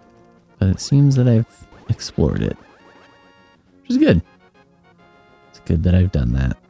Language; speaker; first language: English; native; English